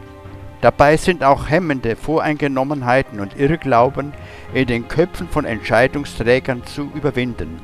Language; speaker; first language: German; native; German